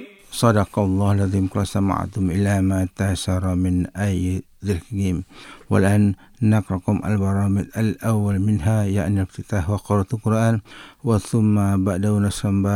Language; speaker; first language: Arabic; non-native, learner; Indonesian